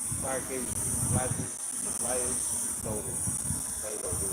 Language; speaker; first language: Spanish; non-native, learner; English